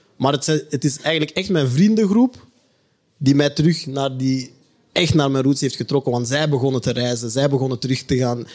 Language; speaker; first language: Dutch; native; Dutch